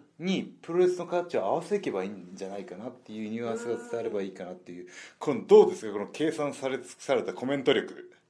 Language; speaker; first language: Japanese; native; Japanese